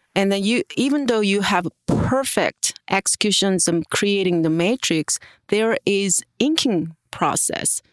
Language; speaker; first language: English; non-native, fluent; Korean